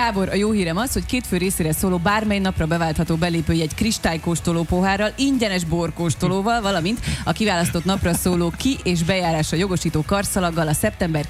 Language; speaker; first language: Hungarian; native; Hungarian